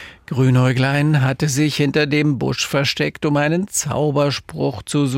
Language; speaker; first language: German; native; German